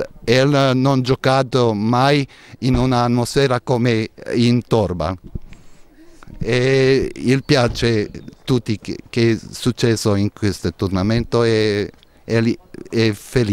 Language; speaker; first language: Italian; non-native, learner; Hungarian